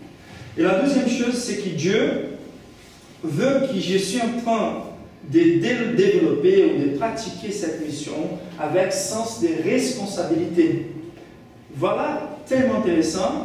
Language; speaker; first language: French; non-native, fluent; Portuguese